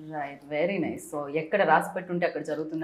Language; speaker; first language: Telugu; native; Telugu